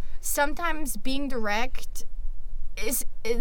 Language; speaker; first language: English; non-native, fluent; German